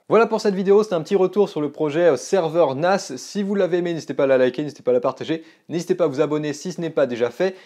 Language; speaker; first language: French; native; French